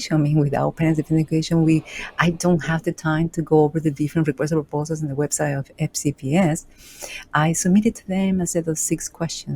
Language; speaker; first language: English; non-native, fluent; Spanish